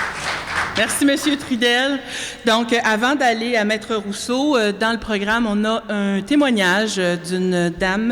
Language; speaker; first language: French; native; French